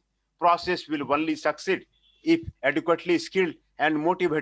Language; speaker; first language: English; non-native, local second language; Hindi